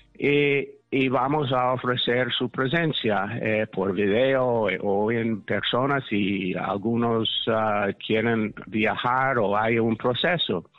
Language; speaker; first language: Spanish; non-native, fluent; English